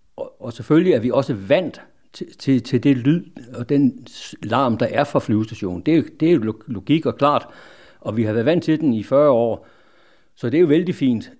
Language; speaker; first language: Danish; native; Danish